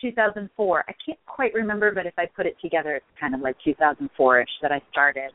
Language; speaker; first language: English; native; English